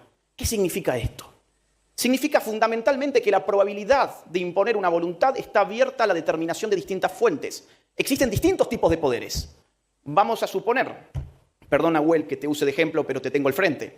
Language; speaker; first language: Spanish; native; Spanish